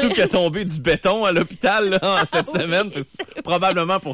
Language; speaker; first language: French; native; French